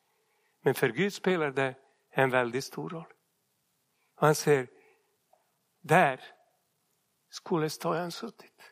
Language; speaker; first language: Swedish; non-native, fluent; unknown